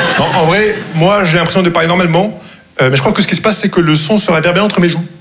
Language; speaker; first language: French; non-native, local second language; Arabic